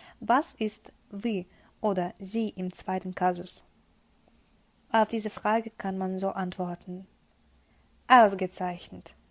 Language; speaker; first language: German; non-native, fluent; Russian